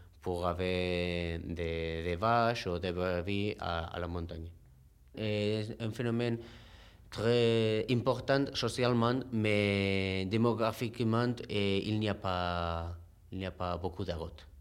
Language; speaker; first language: French; non-native, fluent; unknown